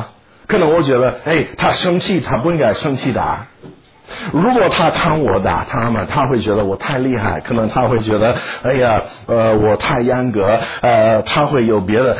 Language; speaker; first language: Chinese; non-native, fluent; English